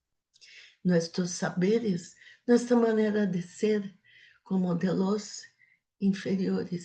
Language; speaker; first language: Spanish; non-native, fluent; Portuguese